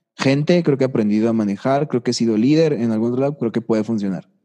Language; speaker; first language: Spanish; native; Spanish